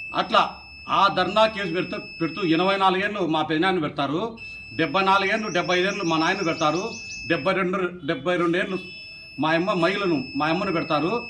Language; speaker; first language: Telugu; native; Telugu